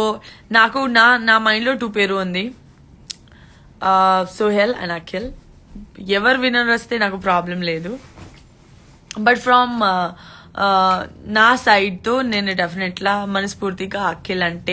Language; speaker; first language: Telugu; non-native, learner; Gujarati